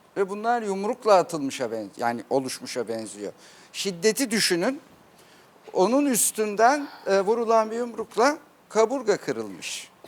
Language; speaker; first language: Turkish; native; Turkish